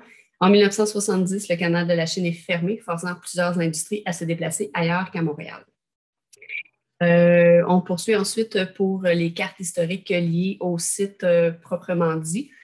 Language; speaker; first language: French; native; French